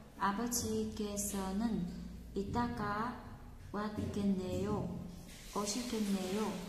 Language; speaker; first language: Korean; non-native, fluent; Vietnamese